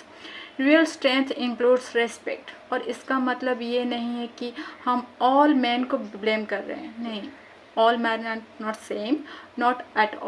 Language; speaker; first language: Hindi; native; Hindi